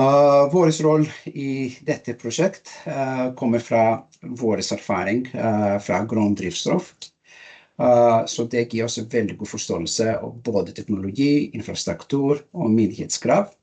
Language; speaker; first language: Norwegian; non-native, learner; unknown